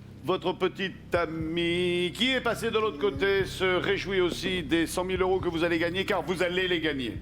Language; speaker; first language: French; native; French